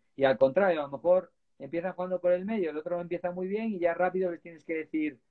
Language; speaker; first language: Spanish; native; Spanish